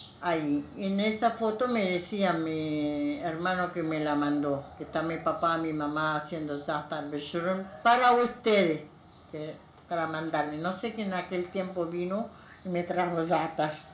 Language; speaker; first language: Spanish; non-native, fluent; Arabic